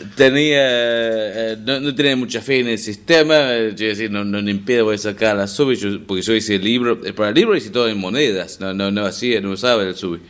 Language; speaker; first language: Spanish; non-native, fluent; English